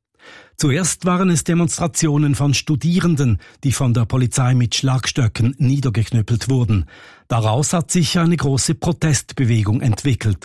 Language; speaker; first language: German; native; German